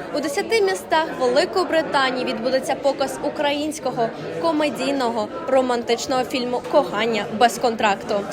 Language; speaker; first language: Ukrainian; native; Ukrainian